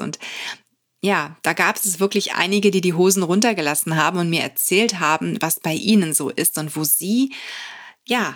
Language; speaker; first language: German; native; German